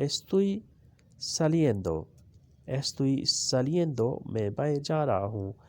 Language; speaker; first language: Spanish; non-native, learner; Urdu